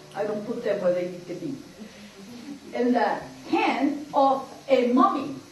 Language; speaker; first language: English; non-native, fluent; French